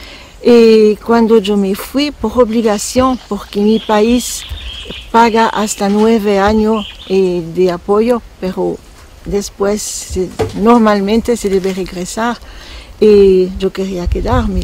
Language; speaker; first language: Spanish; non-native, fluent; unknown